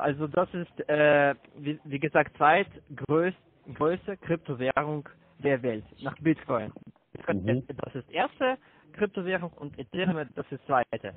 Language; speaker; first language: German; non-native, learner; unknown